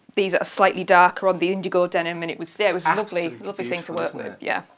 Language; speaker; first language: English; native; English